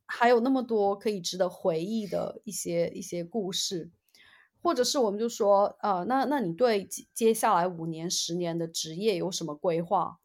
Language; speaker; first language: Chinese; native; Chinese